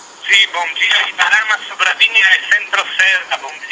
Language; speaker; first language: Portuguese; non-native, learner; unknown